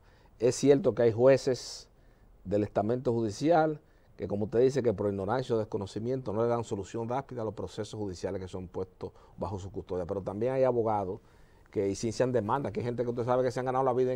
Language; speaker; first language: Spanish; native; Spanish